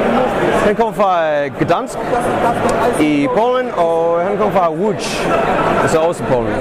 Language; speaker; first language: Danish; non-native, fluent; English